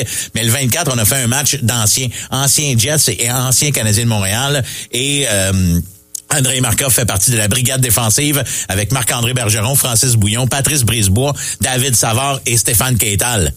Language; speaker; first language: French; native; French